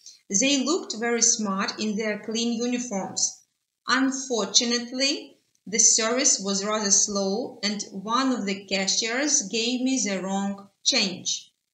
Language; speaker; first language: English; non-native, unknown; Ukrainian